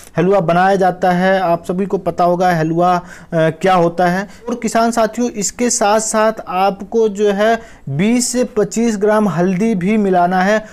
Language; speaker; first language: Hindi; native; Hindi